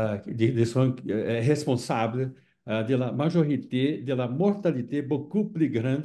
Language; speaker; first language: French; non-native, fluent; Portuguese